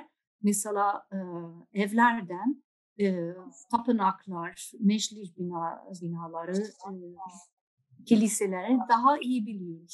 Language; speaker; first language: Turkish; non-native, fluent; Dutch